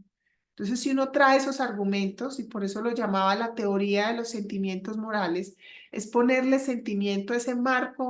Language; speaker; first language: Spanish; native; Spanish